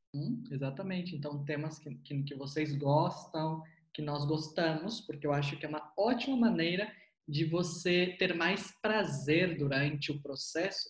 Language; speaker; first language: Portuguese; native; Portuguese